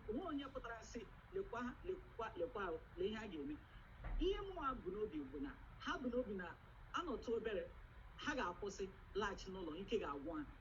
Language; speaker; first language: Igbo; native; Igbo